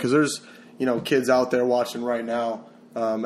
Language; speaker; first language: English; native; English